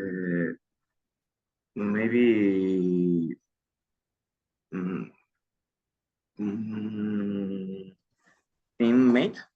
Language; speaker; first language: English; non-native, learner; Spanish